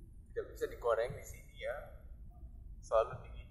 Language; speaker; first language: Indonesian; non-native, learner; Dutch